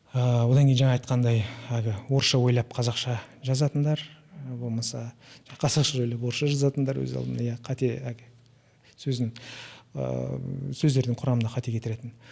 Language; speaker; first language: Kazakh; native; Kazakh